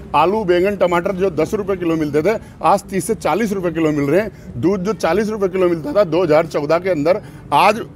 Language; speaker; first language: Hindi; native; Hindi